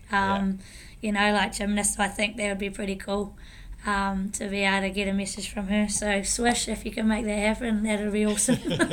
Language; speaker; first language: English; native; English